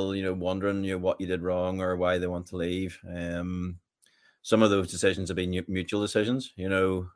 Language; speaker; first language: English; native; English